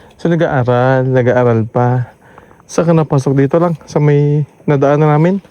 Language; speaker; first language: Filipino; native; Filipino